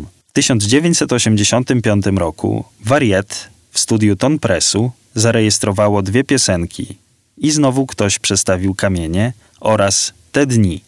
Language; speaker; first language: Polish; native; Polish